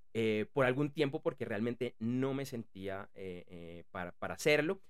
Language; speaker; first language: Spanish; native; Spanish